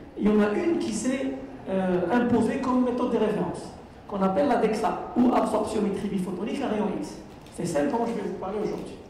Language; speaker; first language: French; non-native, local second language; Arabic